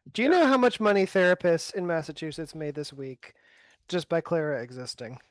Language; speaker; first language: English; native; English